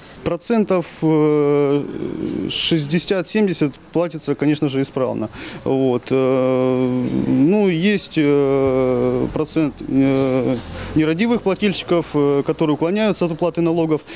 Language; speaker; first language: Russian; native; Russian